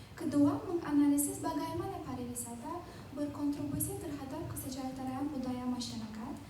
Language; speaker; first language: Indonesian; non-native, fluent; Azerbaijani